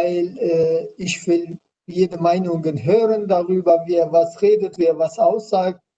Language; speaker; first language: German; non-native, learner; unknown